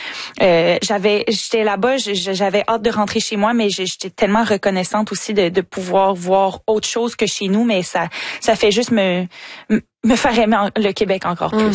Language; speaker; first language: French; native; French